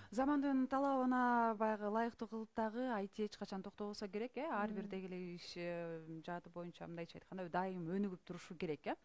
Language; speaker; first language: Kyrgyz; native; Kyrgyz